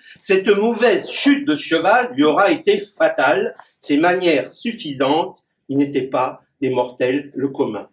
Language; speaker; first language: French; native; French